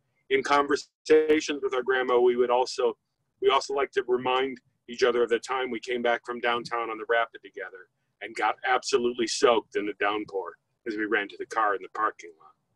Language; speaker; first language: English; native; English